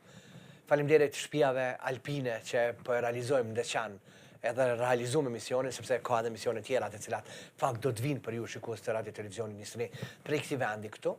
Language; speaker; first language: Albanian; native; Albanian